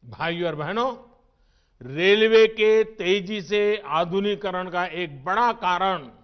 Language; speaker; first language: Hindi; non-native, local second language; Gujarati